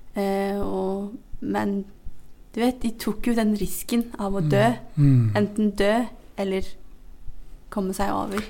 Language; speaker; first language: Norwegian; non-native, fluent; Hazaragi